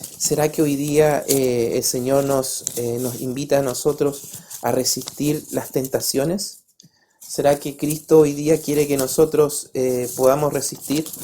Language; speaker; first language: Spanish; native; Spanish